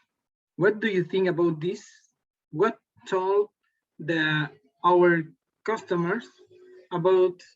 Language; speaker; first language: English; non-native, learner; Spanish